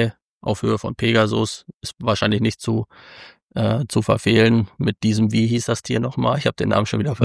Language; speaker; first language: German; native; German